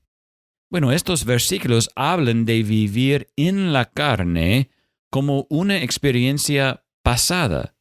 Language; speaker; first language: Spanish; non-native, fluent; English